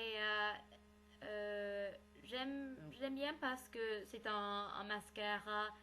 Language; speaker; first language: French; non-native, learner; English